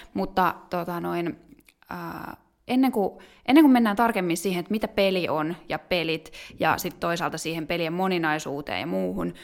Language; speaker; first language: Finnish; native; Finnish